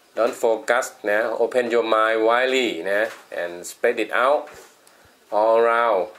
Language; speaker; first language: English; non-native, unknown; Thai